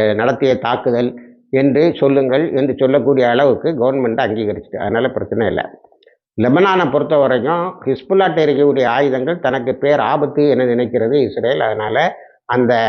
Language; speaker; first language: Tamil; native; Tamil